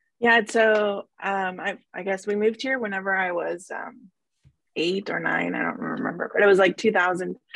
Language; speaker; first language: English; early bilingual, other home language; Spanish